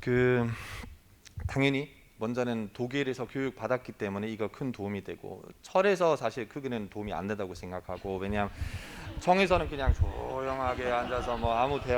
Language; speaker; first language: Korean; non-native, fluent; German